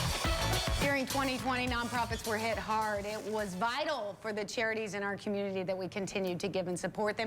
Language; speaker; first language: English; native; English